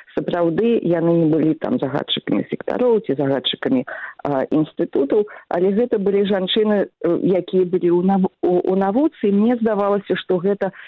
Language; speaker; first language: Belarusian; native; Belarusian